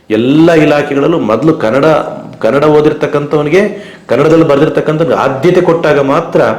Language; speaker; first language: Kannada; native; Kannada